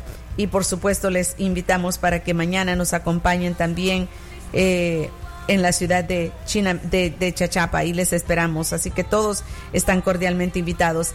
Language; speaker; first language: Spanish; native; Spanish